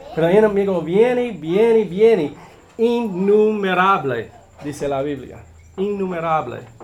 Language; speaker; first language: Spanish; non-native, learner; English